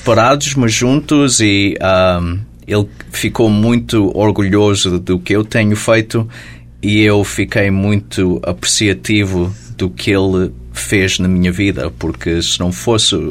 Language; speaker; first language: Portuguese; early bilingual, heritage; Portuguese